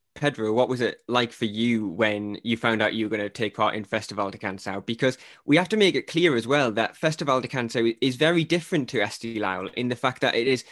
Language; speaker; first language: English; native; English